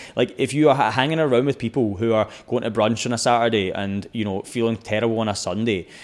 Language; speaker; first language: English; native; English